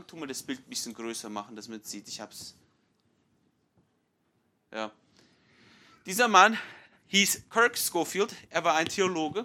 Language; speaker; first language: German; non-native, fluent; English